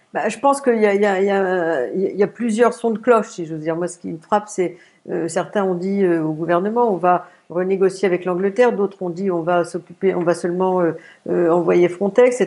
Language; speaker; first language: French; native; French